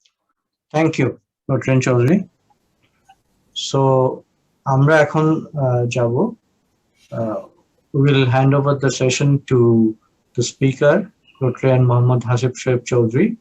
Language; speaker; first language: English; non-native, local second language; Bangla